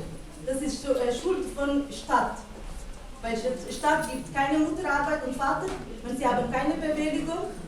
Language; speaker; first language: German; non-native, learner; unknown